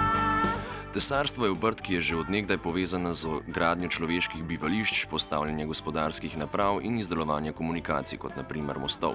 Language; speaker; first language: Slovenian; native; Slovenian